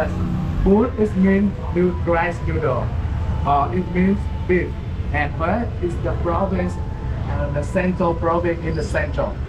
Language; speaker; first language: English; non-native, learner; Vietnamese